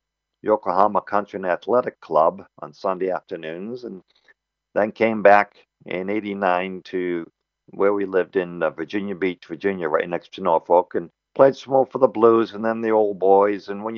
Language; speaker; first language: English; native; English